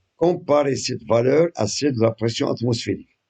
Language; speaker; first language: French; non-native, local second language; Arabic